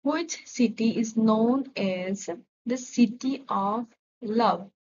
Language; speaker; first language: English; non-native, local second language; Assamese